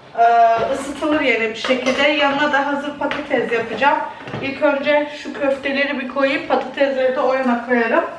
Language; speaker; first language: Turkish; native; Turkish